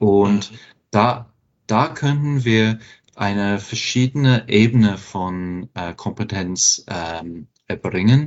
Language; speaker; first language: German; non-native, fluent; English